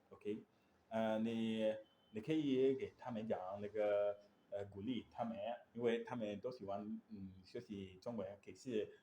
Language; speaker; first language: Chinese; non-native, learner; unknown